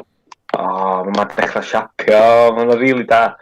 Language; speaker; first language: Welsh; native; Welsh